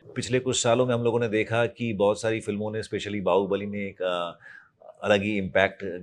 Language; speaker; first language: Hindi; native; Hindi